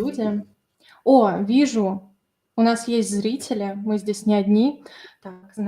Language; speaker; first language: Russian; native; Russian